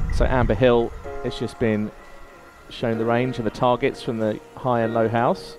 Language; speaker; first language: English; native; English